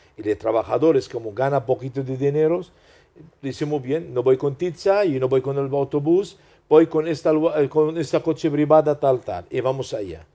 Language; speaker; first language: Spanish; non-native, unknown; Arabic